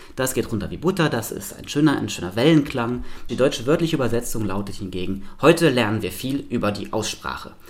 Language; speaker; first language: German; non-native, local second language; Luxembourgish